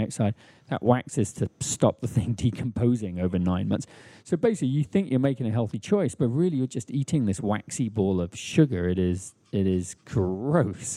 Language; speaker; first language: English; native; English